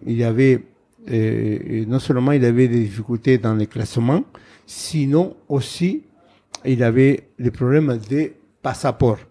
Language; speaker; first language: French; non-native, fluent; Spanish